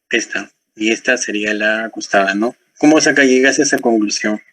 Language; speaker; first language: Spanish; native; Spanish